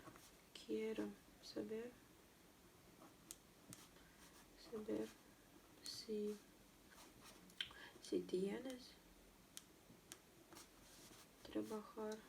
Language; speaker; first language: Spanish; non-native, learner; Russian